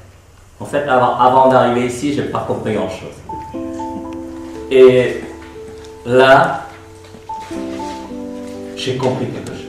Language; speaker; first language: French; non-native, fluent; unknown